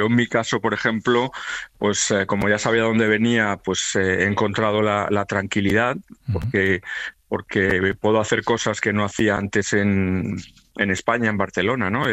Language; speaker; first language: Spanish; native; Spanish